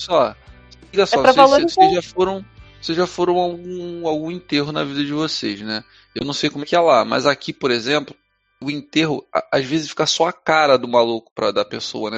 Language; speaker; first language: Portuguese; native; Portuguese